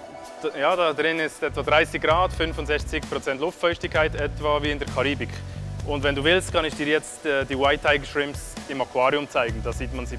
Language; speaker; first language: German; native; German